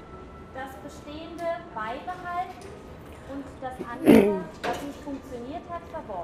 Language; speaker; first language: German; native; German